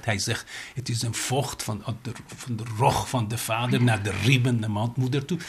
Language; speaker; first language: Dutch; non-native, fluent; Persian